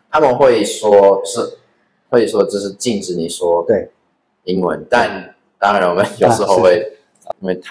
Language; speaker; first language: Chinese; non-native, fluent; English